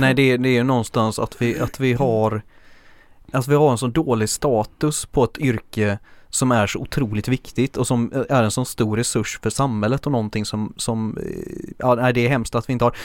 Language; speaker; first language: Swedish; native; Swedish